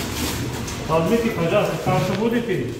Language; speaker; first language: Russian; non-native, learner; Tajik